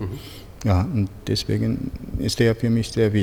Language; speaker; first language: German; non-native, fluent; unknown